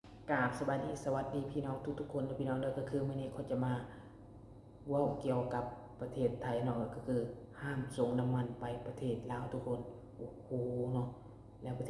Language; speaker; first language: Thai; non-native, local second language; Lao